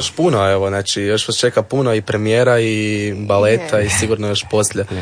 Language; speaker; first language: Serbian; native; Serbian